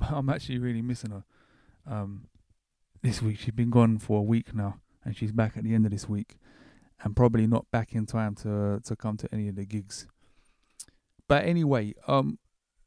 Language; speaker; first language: English; native; English